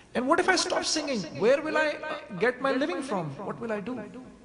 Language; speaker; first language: English; non-native, local second language; Urdu